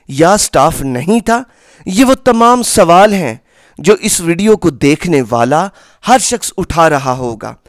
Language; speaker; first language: Urdu; non-native, local second language; Punjabi